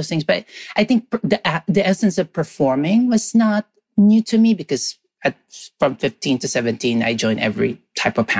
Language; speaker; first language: English; non-native, local second language; Filipino